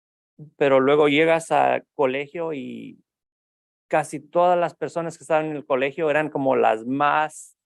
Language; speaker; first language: Spanish; early bilingual, heritage; Spanish